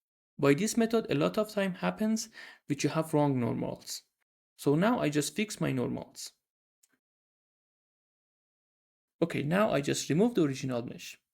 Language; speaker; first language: English; non-native, fluent; Persian